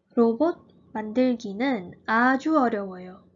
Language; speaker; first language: Korean; early bilingual, heritage; Korean